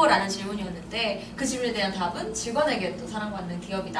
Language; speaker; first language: Korean; native; Korean